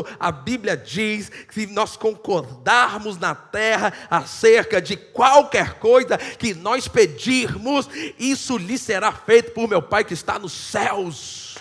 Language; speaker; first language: Portuguese; native; Portuguese